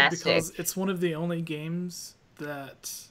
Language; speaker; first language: English; native; English